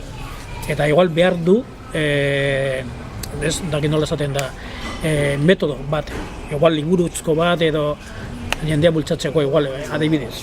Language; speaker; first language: Basque; non-native, local second language; Spanish